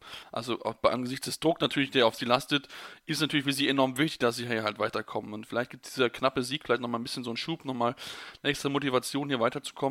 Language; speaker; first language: German; native; German